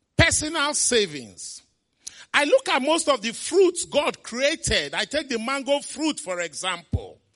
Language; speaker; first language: English; non-native, local second language; Igbo